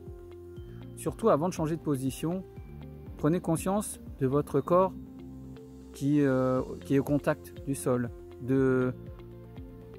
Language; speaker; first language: French; native; French